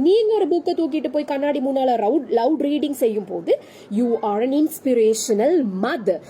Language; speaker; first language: English; non-native, local second language; Tamil